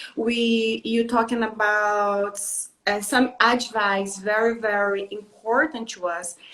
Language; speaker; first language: English; non-native, learner; Portuguese